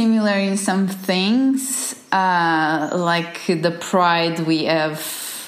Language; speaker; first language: English; non-native, fluent; Portuguese